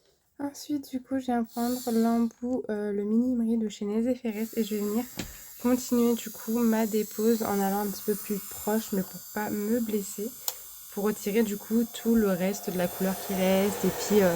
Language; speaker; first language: French; native; French